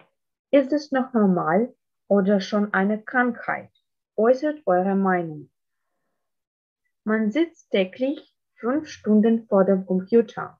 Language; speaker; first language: German; non-native, fluent; Russian